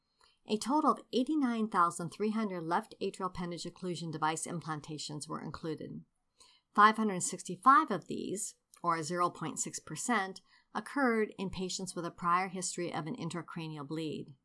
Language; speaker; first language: English; native; English